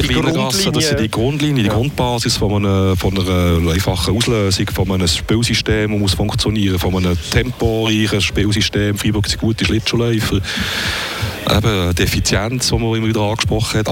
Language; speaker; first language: German; native; German